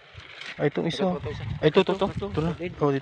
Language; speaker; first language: Filipino; non-native, local second language; Cebuano